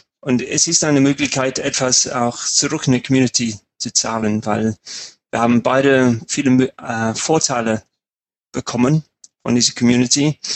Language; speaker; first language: German; non-native, fluent; English